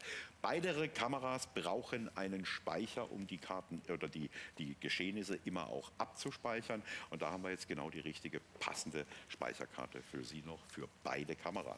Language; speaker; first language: German; native; German